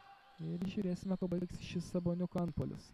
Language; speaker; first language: Lithuanian; native; Lithuanian